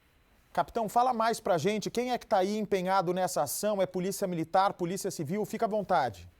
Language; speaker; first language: Portuguese; native; Portuguese